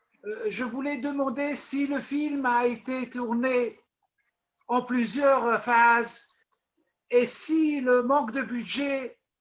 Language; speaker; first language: French; non-native, local second language; Arabic